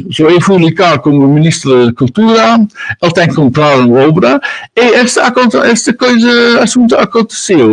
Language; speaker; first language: Portuguese; non-native, learner; Dutch